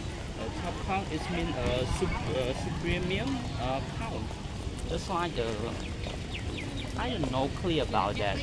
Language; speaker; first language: English; non-native, learner; Khmer